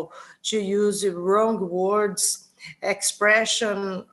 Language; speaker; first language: English; non-native, learner; Portuguese